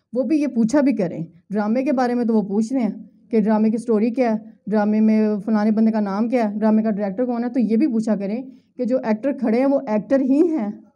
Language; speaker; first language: Urdu; native; Urdu